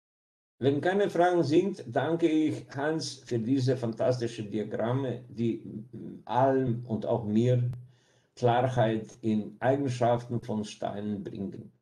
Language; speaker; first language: German; non-native, fluent; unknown